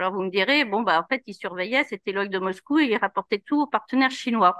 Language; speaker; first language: French; native; French